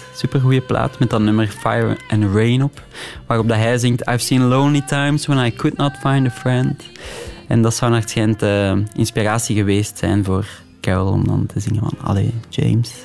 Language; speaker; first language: Dutch; native; Dutch